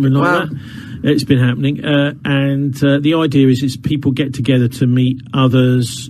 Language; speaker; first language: English; native; English